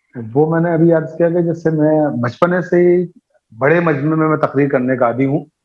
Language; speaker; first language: Urdu; native; Urdu